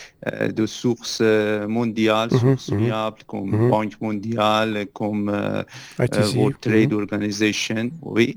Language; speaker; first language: French; non-native, fluent; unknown